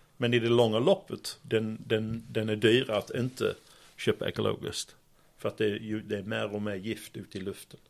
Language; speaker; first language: Swedish; non-native, fluent; English